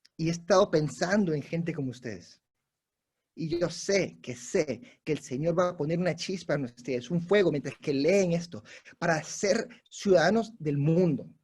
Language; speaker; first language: Spanish; non-native, local second language; English